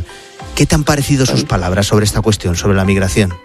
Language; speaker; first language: Spanish; native; Spanish